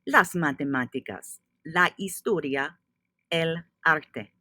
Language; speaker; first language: Spanish; non-native, fluent; English